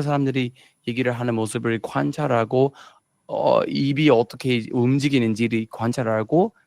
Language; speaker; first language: Korean; non-native, fluent; English